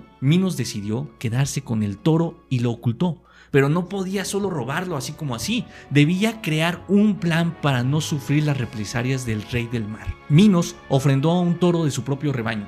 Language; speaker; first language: Spanish; native; Spanish